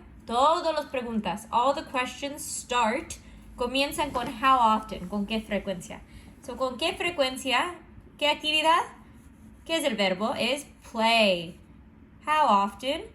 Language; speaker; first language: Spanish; non-native, fluent; English